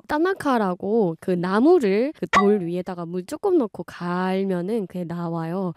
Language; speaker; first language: Korean; non-native, fluent; Burmese